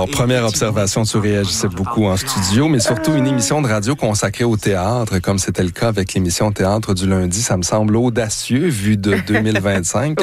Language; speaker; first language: French; native; French